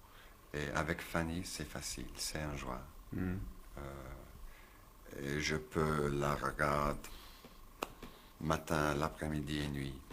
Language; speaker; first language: French; non-native, learner; English